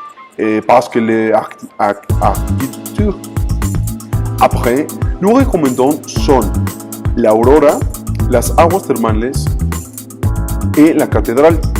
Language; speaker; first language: French; non-native, learner; Spanish